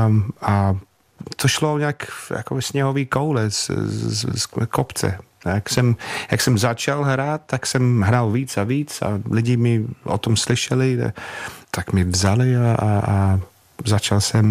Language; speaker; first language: Czech; non-native, fluent; English